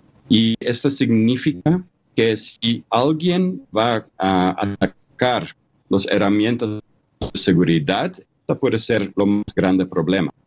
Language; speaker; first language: Spanish; non-native, fluent; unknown